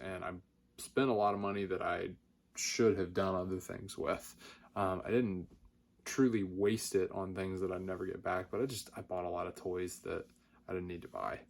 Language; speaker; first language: English; native; English